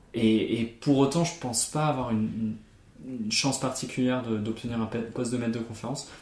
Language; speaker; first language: French; non-native, fluent; German